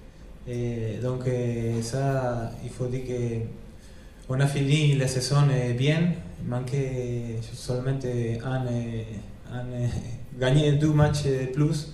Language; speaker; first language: French; non-native, learner; Spanish